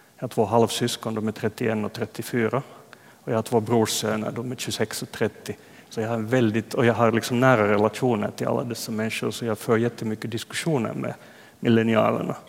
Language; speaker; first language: Swedish; native; Swedish